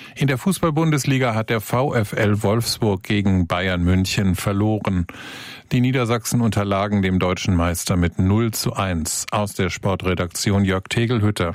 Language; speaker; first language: German; native; German